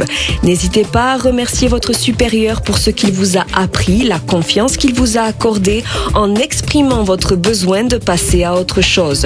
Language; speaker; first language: French; native; French